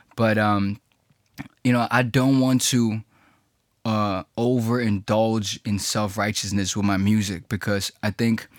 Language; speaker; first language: English; early bilingual, other home language; Chinese